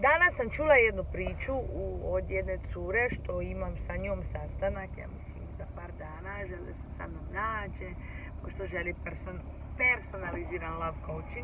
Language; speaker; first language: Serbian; early bilingual, heritage; Serbian